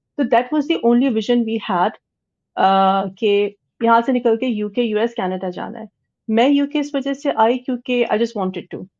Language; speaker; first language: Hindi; early bilingual, heritage; Urdu